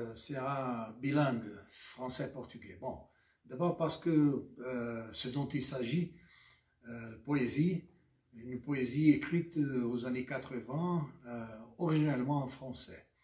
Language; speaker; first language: French; non-native, fluent; Portuguese